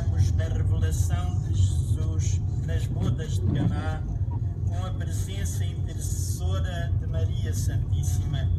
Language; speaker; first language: Portuguese; native; Portuguese